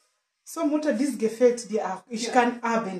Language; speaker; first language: German; non-native, learner; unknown